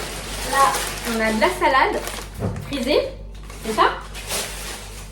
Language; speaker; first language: French; native; French